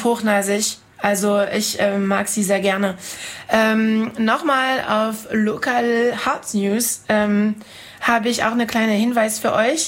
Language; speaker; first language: German; non-native, fluent; French